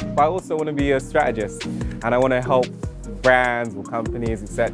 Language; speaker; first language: English; native; English